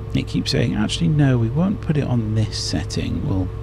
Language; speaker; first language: English; native; English